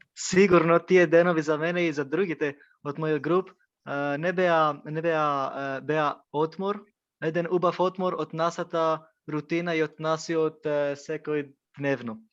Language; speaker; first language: Macedonian; non-native, fluent; Greek